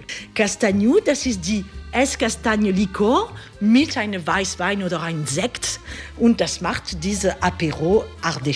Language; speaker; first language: German; non-native, learner; French